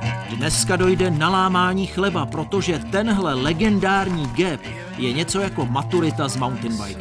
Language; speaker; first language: Czech; native; Czech